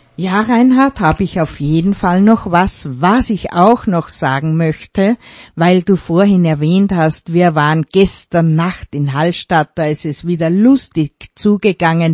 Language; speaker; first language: German; native; German